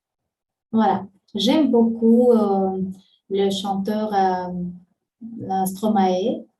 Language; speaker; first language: French; non-native, fluent; Russian